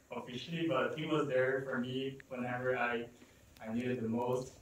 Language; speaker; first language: English; non-native, fluent; Portuguese